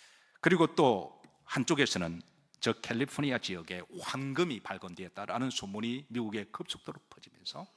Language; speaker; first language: Korean; native; Korean